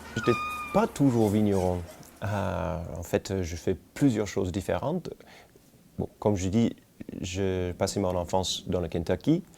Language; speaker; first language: French; non-native, fluent; English